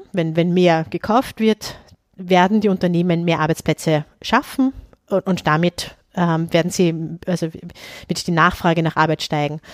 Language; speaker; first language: German; native; German